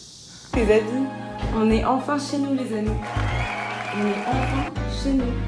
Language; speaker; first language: French; native; French